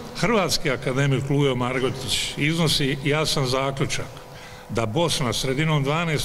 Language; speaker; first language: Bosnian; native; Bosnian